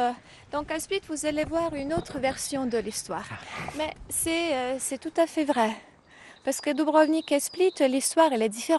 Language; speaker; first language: French; non-native, fluent; Croatian